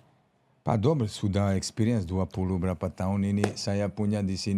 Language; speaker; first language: Indonesian; non-native, fluent; Serbian